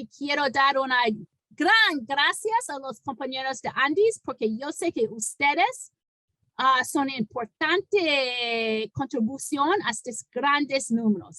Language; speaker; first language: Spanish; non-native, fluent; English